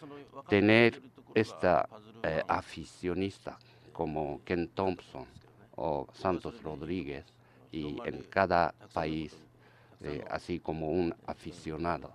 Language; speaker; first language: Spanish; non-native, learner; Japanese